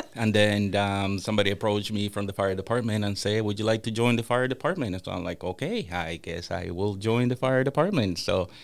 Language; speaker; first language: English; non-native, fluent; Spanish